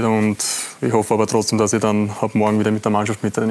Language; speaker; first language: German; native; German